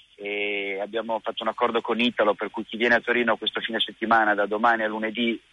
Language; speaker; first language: Italian; native; Italian